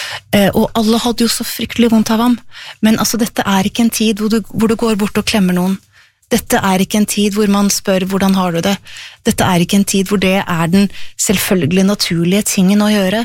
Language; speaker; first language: Norwegian; native; Norwegian